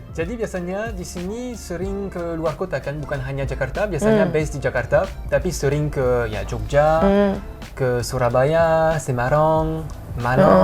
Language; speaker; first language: Indonesian; non-native, fluent; French